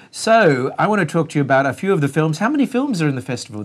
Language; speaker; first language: English; native; English